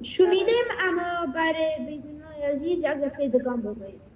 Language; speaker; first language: Persian; early bilingual, heritage; Persian